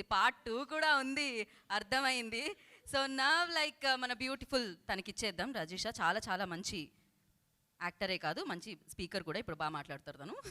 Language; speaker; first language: Telugu; native; Telugu